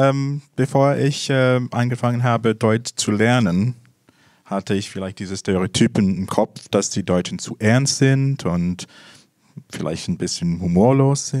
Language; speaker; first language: German; non-native, fluent; English